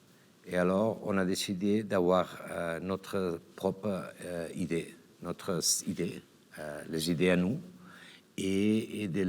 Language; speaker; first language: French; non-native, learner; Catalan